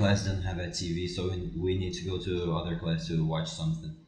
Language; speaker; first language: English; non-native, learner; Portuguese